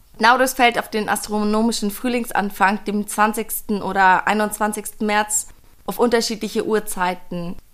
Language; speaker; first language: German; early bilingual, other home language; Persian